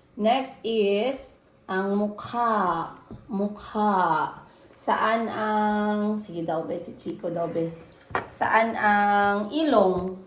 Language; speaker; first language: Filipino; non-native, local second language; Cebuano